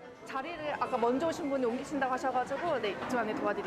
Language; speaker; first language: Korean; native; Korean